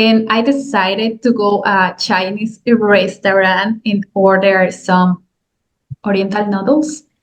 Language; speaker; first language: English; non-native, learner; Spanish